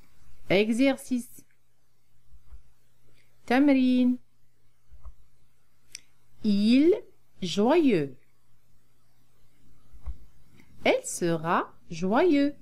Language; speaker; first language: French; non-native, local second language; Arabic